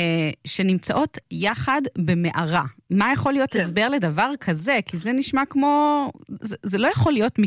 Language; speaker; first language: Hebrew; native; Hebrew